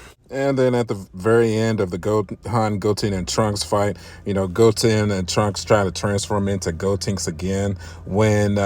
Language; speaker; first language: English; native; English